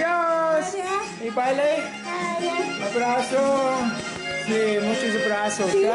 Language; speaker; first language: Spanish; non-native, learner; English